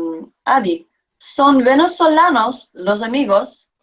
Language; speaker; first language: Spanish; non-native, fluent; English